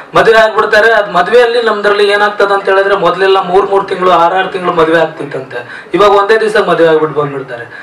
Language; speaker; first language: Kannada; non-native, local second language; Lambadi